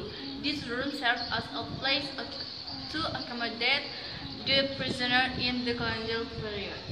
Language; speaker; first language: English; non-native, learner; Indonesian